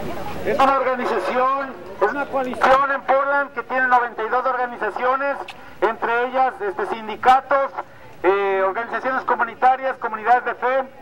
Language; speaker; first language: Spanish; non-native, fluent; English